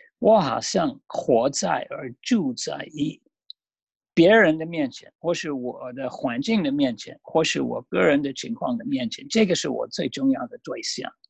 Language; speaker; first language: Chinese; non-native, fluent; English